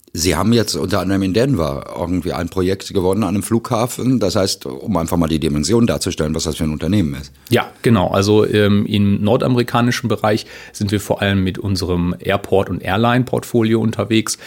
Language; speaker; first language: German; native; German